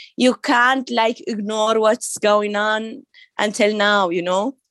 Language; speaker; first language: English; non-native, learner; Arabic